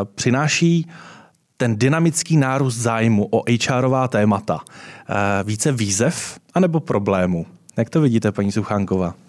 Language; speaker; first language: Czech; native; Czech